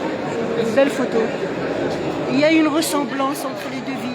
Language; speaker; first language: French; non-native, local second language; Arabic